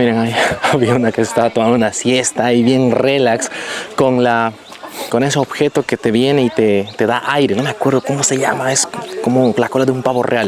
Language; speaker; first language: Spanish; native; Spanish